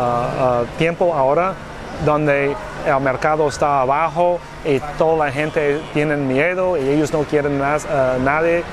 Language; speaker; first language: Spanish; non-native, learner; English